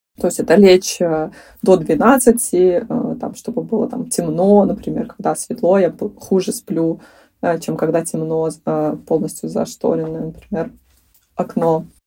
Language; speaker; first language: Russian; native; Russian